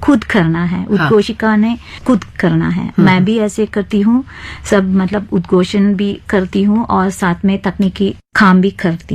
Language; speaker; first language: Hindi; non-native, fluent; Sinhala